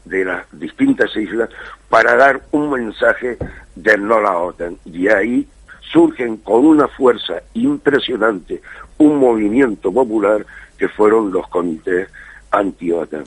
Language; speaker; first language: Spanish; native; Spanish